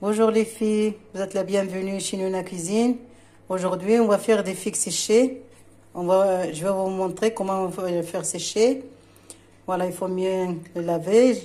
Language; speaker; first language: French; non-native, local second language; Arabic